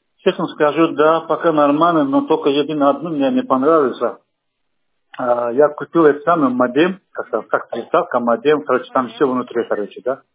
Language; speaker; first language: Russian; non-native, fluent; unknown